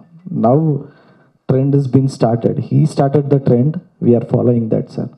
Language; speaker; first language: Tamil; non-native, learner; Kannada